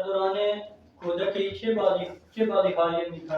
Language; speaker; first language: Persian; non-native, learner; Urdu